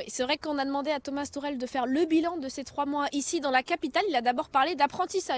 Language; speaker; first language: French; native; French